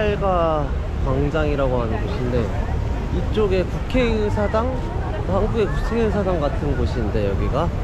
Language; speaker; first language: Korean; native; Korean